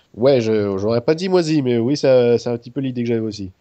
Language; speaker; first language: French; native; French